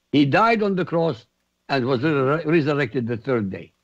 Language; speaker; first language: English; non-native, fluent; Arabic